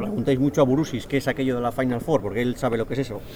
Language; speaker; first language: Spanish; native; Spanish